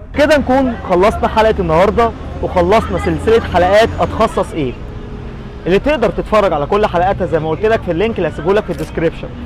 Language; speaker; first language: Egyptian Arabic; native; Egyptian Arabic